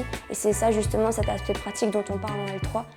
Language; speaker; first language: French; native; French